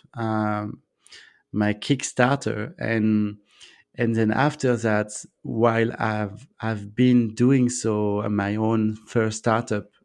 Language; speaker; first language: English; non-native, fluent; French